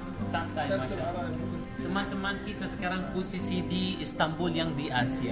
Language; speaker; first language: Indonesian; non-native, learner; Arabic